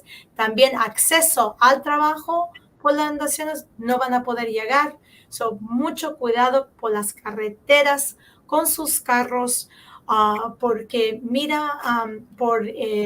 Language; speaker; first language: Spanish; early bilingual, heritage; Spanish